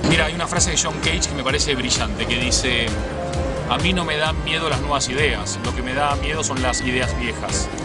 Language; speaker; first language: Spanish; native; Spanish